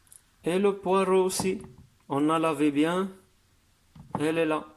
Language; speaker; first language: French; non-native, learner; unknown